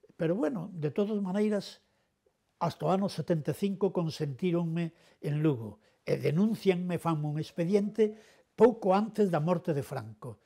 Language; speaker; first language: Galician; non-native, local second language; Spanish